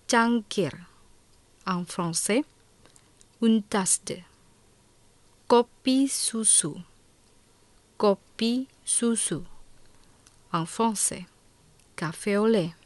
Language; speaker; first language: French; non-native, fluent; Indonesian